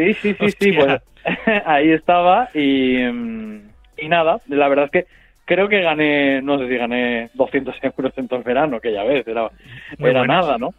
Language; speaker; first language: Spanish; native; Spanish